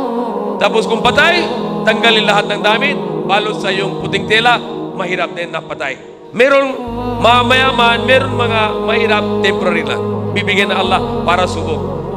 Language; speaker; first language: Filipino; non-native, learner; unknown